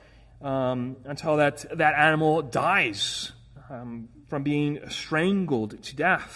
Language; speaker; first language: English; native; English